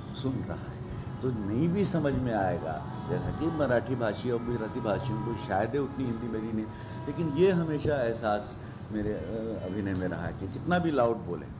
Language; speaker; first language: Hindi; native; Hindi